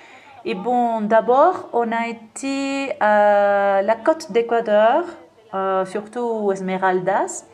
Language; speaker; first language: French; non-native, fluent; Spanish